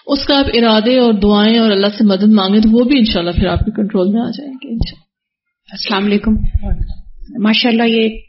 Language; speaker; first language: Urdu; native; Urdu